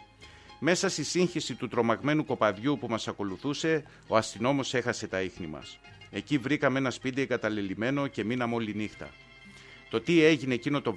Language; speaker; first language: Greek; native; Greek